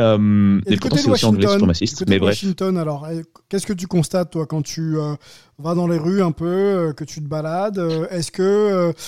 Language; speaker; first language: French; native; French